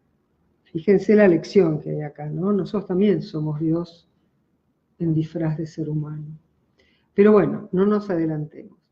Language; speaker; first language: Spanish; native; Spanish